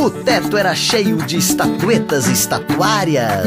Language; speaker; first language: Portuguese; native; Portuguese